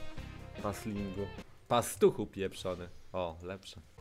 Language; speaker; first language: Polish; native; Polish